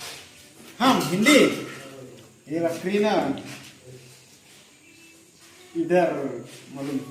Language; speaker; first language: Hindi; non-native, local second language; Khasi